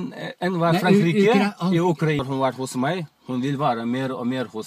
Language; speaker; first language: Norwegian; non-native, learner; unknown